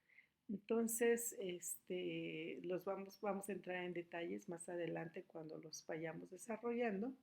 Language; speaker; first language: Spanish; native; Spanish